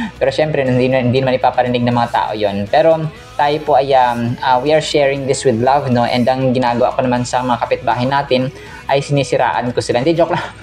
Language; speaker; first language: Filipino; non-native, local second language; Hiligaynon